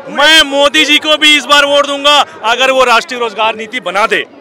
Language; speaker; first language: Hindi; native; Hindi